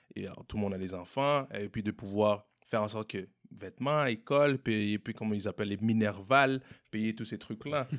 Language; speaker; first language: French; native; French